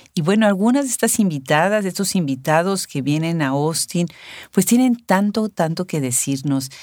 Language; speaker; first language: Spanish; native; Spanish